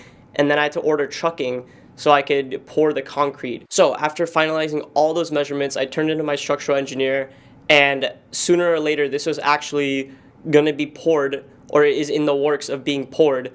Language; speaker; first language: English; native; English